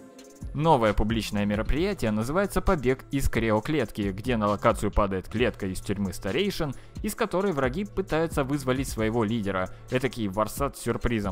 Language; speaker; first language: Russian; native; Russian